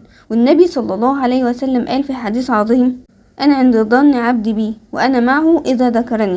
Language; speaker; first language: Arabic; native; Arabic